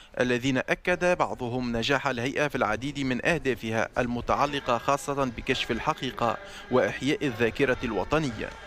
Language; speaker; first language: Arabic; native; Arabic